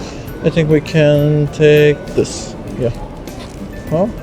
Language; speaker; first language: English; non-native, learner; Turkish